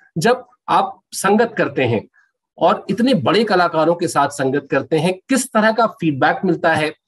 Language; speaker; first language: Hindi; native; Hindi